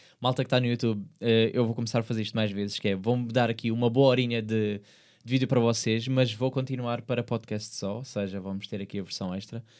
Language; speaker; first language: Portuguese; native; Portuguese